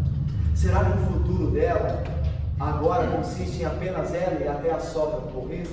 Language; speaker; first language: Portuguese; native; Portuguese